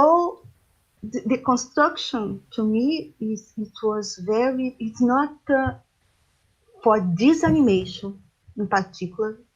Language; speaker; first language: English; non-native, learner; Portuguese